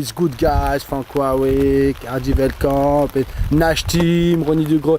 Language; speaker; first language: English; non-native, learner; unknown